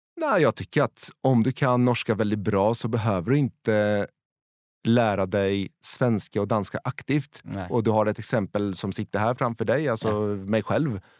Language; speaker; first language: Swedish; non-native, fluent; Polish